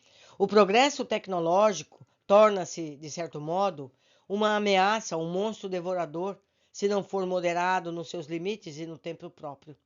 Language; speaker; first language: Portuguese; native; Portuguese